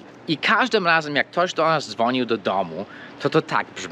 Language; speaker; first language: Polish; early bilingual, heritage; Polish